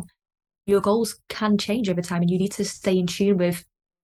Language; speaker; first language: English; native; English